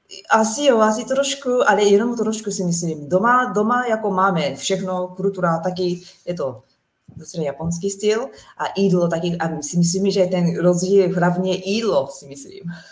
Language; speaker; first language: Czech; non-native, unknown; Japanese